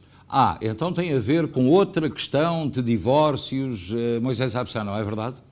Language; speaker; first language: Portuguese; native; Portuguese